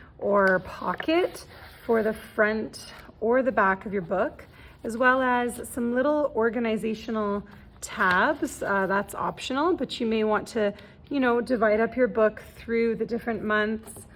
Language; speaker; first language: English; native; English